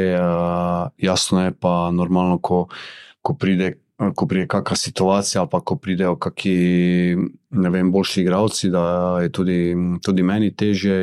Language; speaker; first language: Slovenian; early bilingual, other home language; Bosnian